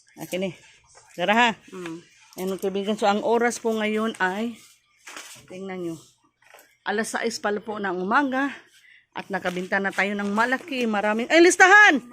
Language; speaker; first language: Filipino; non-native, local second language; Cebuano